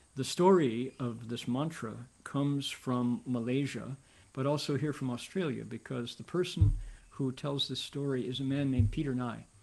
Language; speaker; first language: English; native; English